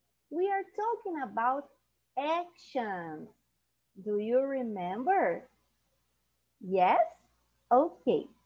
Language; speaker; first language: English; non-native, fluent; Portuguese